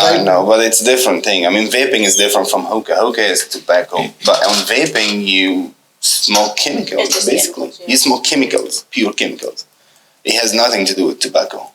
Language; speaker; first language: English; non-native, fluent; Arabic